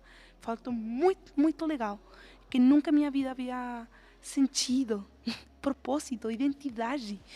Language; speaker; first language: Portuguese; non-native, fluent; Spanish